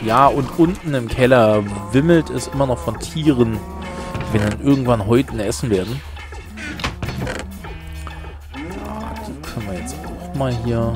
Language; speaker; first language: German; native; German